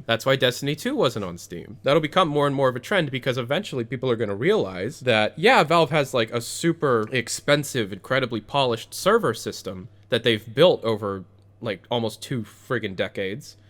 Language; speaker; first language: English; native; English